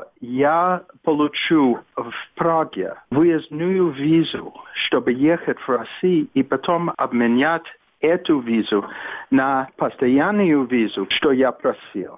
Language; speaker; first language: Russian; non-native, fluent; English